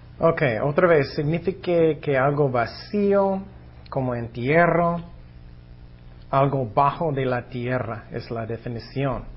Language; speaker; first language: Spanish; non-native, fluent; English